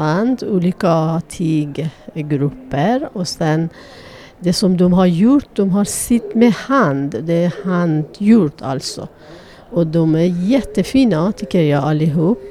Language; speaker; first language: Swedish; non-native, learner; Persian